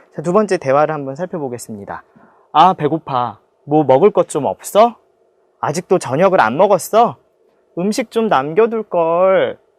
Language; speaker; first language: Korean; native; Korean